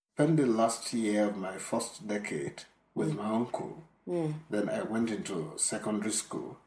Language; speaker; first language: English; non-native, local second language; Yoruba